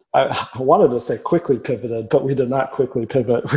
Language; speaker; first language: English; native; English